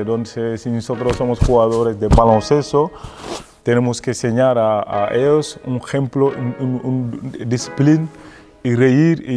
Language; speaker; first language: Spanish; non-native, fluent; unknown